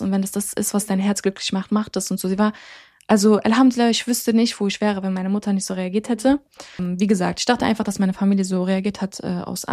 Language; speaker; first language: German; early bilingual, other home language; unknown